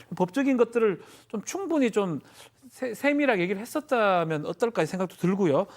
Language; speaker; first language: Korean; native; Korean